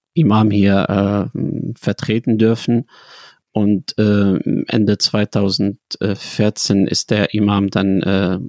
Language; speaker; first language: German; non-native, fluent; Arabic